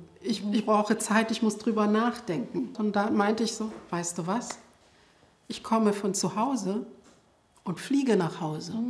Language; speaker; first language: German; early bilingual, other home language; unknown